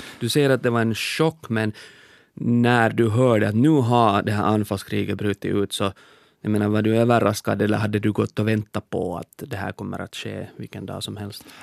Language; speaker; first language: Swedish; native; Swedish